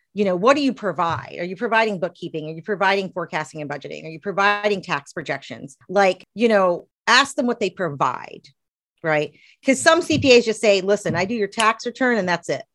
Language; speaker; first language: English; native; English